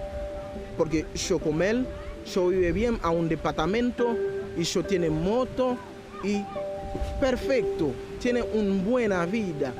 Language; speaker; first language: Spanish; non-native, learner; Haitian Creole